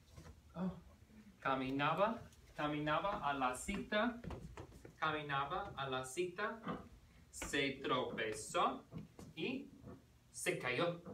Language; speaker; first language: Spanish; non-native, fluent; English